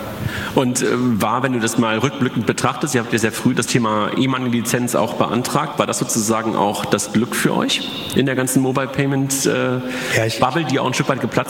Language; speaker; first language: German; native; German